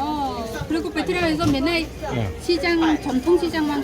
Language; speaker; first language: Korean; non-native, learner; Vietnamese